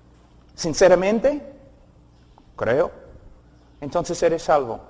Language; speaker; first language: Spanish; non-native, fluent; English